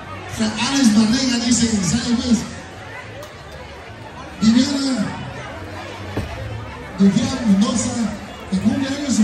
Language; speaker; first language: Spanish; native; Spanish